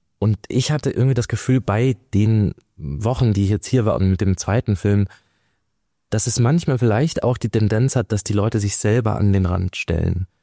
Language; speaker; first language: German; native; German